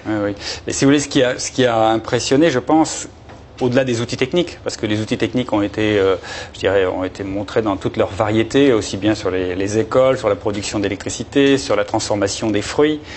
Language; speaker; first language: French; native; French